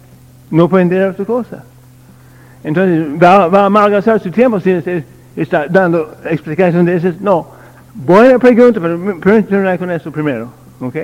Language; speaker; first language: Spanish; non-native, learner; English